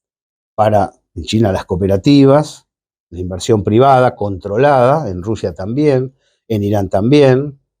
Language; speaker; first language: Spanish; native; Spanish